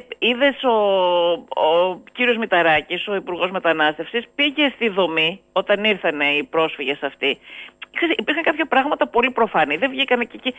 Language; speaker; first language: Greek; native; Greek